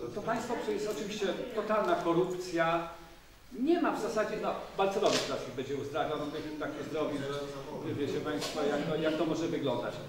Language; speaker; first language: Polish; native; Polish